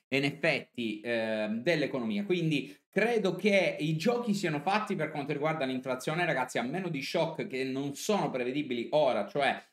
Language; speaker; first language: Italian; native; Italian